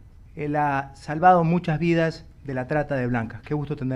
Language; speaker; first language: Spanish; native; Spanish